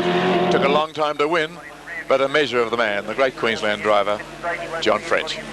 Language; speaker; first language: English; native; English